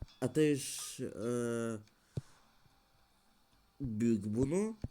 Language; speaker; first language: Turkish; non-native, learner; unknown